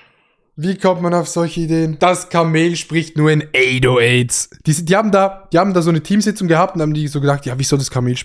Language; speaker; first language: German; native; German